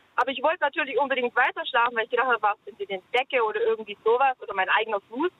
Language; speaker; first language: German; native; German